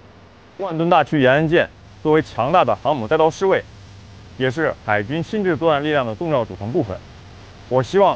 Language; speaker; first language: Chinese; native; Chinese